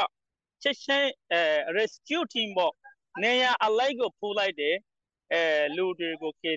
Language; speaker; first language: Burmese; non-native, local second language; Rohingya